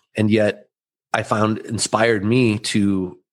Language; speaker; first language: English; early bilingual, other home language; German